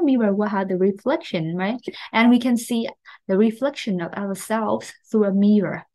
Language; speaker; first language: English; non-native, fluent; Vietnamese